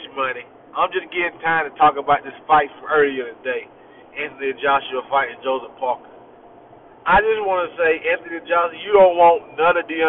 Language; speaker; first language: English; native; English